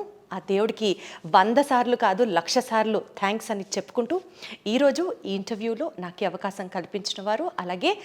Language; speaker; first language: Telugu; native; Telugu